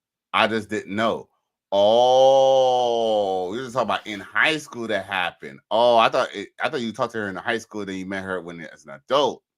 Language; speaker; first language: English; native; English